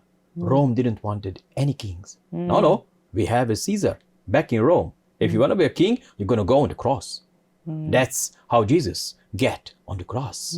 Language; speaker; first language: English; non-native, fluent; Hungarian